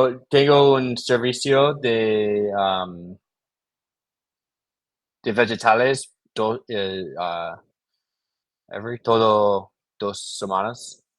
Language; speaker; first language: Spanish; non-native, learner; English